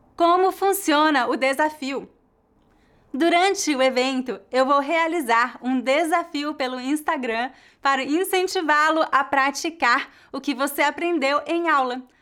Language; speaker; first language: Portuguese; native; Portuguese